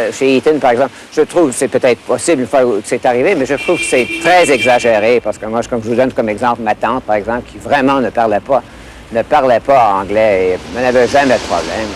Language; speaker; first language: French; native; French